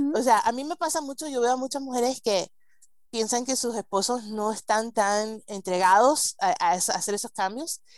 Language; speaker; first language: Spanish; early bilingual, heritage; Spanish